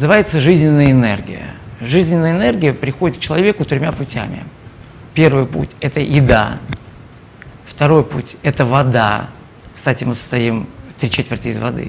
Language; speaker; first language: Russian; native; Russian